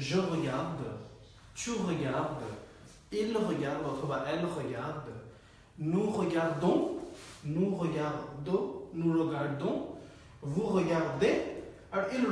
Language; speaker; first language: French; non-native, fluent; Bangla